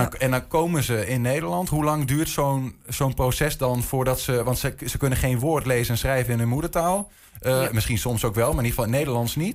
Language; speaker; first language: Dutch; native; Dutch